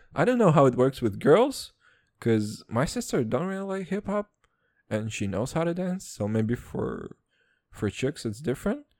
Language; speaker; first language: English; non-native, fluent; Serbian